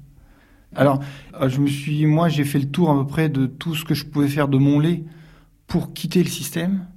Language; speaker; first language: French; native; French